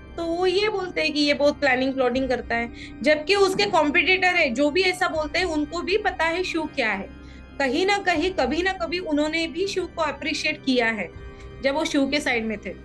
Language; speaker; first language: Hindi; non-native, local second language; Marathi